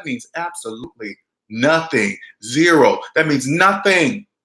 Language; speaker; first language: English; native; English